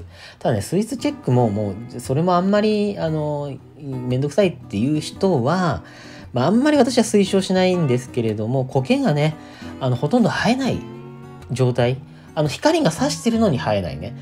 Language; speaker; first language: Japanese; native; Japanese